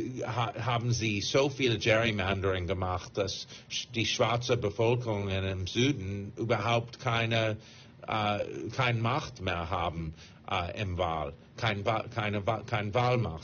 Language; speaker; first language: German; non-native, fluent; English